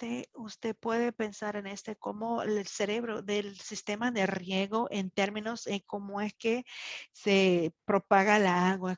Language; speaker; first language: Spanish; non-native, fluent; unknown